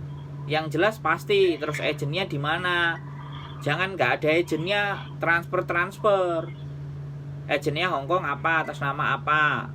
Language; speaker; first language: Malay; non-native, local second language; Javanese